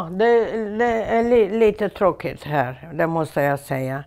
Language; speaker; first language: Swedish; non-native, fluent; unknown